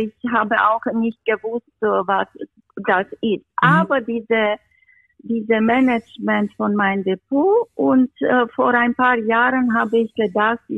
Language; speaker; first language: German; non-native, fluent; Romanian